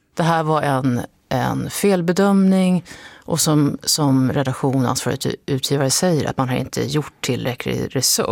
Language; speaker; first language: Swedish; native; Swedish